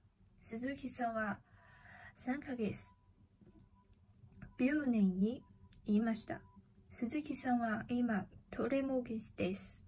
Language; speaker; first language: Japanese; non-native, learner; Chinese